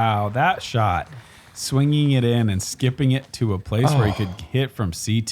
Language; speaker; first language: English; native; English